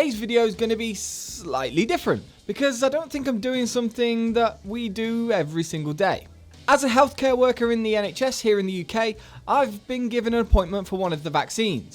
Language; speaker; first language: English; native; English